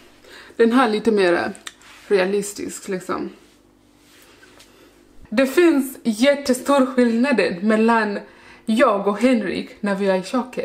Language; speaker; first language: Swedish; non-native, learner; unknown